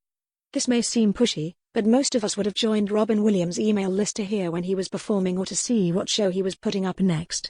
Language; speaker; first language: English; native; English